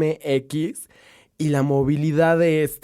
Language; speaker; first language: Spanish; native; Spanish